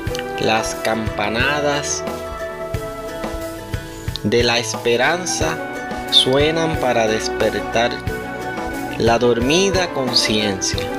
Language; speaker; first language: Spanish; native; Spanish